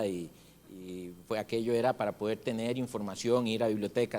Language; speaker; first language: Spanish; native; Spanish